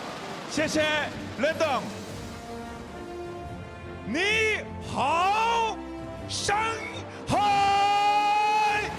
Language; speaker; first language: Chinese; non-native, learner; Korean